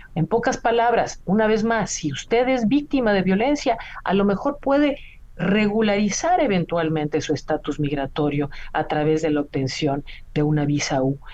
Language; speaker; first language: Spanish; native; Spanish